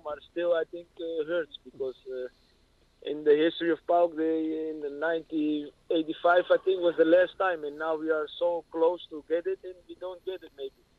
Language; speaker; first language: English; non-native, learner; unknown